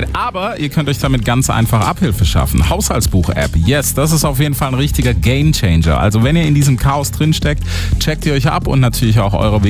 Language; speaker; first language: German; native; German